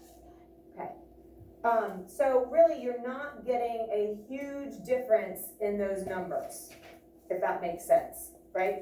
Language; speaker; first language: English; native; English